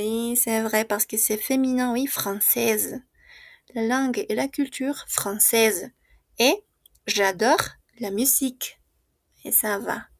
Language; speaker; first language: French; non-native, fluent; Spanish